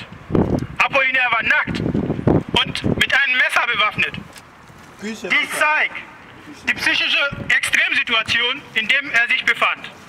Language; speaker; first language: German; non-native, learner; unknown